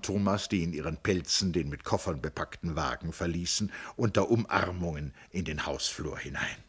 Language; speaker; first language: German; native; German